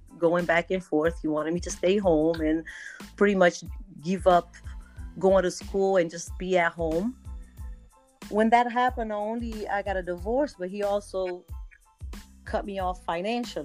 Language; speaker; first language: English; non-native, fluent; Kabuverdianu